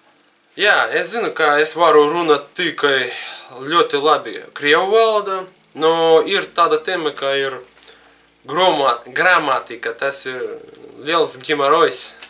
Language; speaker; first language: Latvian; non-native, learner; Russian